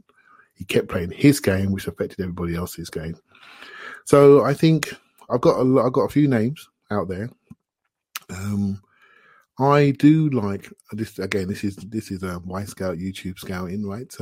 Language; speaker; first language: English; native; English